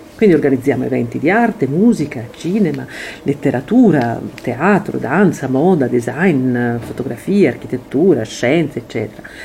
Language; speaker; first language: Italian; native; Italian